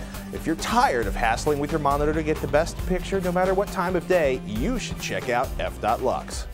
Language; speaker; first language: English; native; English